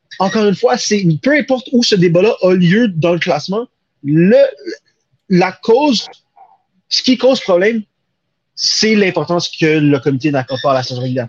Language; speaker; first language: French; native; French